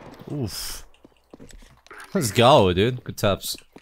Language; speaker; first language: English; non-native, fluent; Spanish